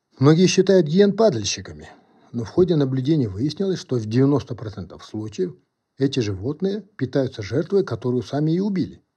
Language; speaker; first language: Russian; non-native, local second language; Kazakh